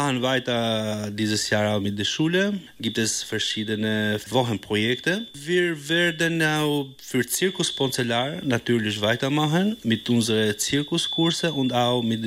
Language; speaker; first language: German; non-native, learner; Albanian